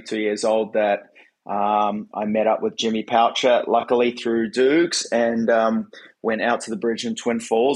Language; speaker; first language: English; native; English